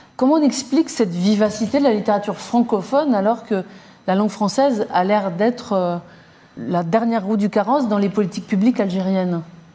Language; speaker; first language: French; native; French